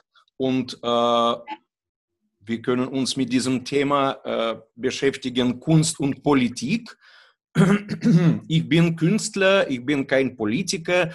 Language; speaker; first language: German; non-native, fluent; Russian